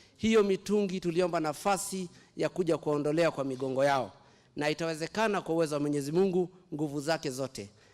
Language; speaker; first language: Swahili; non-native, local second language; Kikuyu